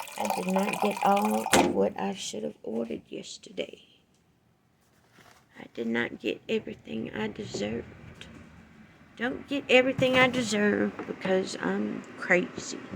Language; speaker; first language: English; native; English